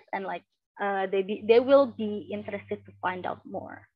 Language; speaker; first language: English; non-native, fluent; Indonesian